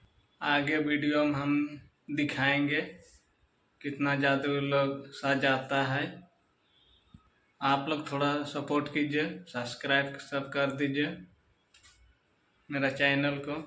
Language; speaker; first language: Hindi; non-native, local second language; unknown